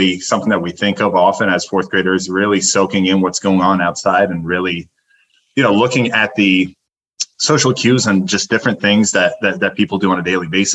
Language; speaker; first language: English; early bilingual, other home language; Turkish